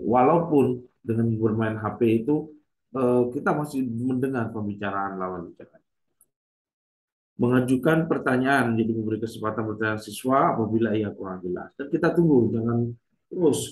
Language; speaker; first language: Indonesian; native; Indonesian